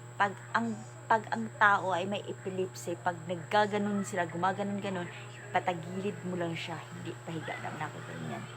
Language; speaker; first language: Filipino; native; Filipino